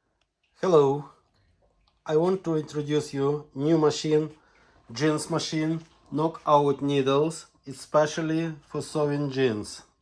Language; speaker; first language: English; non-native, learner; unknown